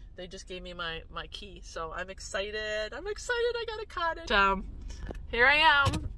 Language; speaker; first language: English; native; English